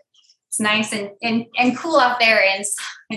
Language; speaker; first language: English; native; English